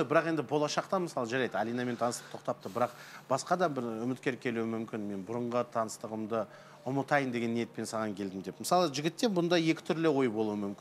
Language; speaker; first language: Kazakh; native; Kazakh